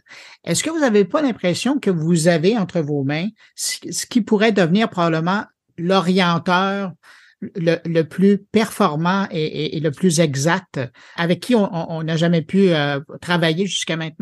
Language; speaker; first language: French; native; French